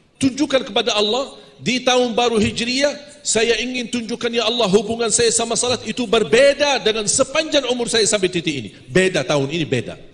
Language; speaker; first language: Malay; non-native, fluent; Arabic